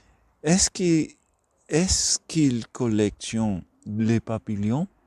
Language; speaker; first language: French; non-native, learner; Spanish